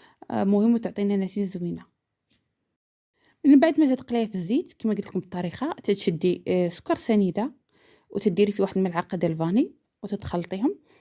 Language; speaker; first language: Arabic; native; Arabic